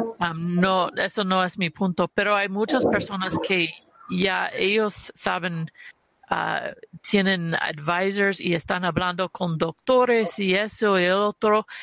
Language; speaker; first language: Spanish; early bilingual, heritage; Spanish